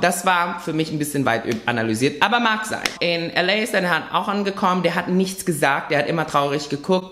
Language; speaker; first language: German; native; German